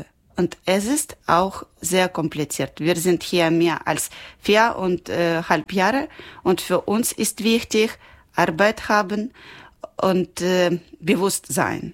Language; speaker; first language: German; non-native, learner; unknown